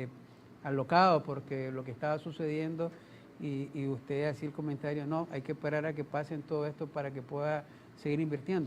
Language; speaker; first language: Spanish; native; Spanish